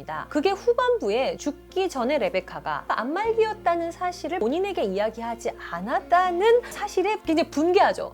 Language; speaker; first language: Korean; native; Korean